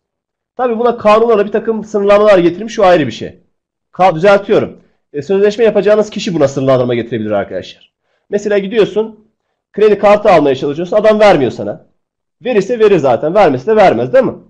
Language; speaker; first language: Turkish; native; Turkish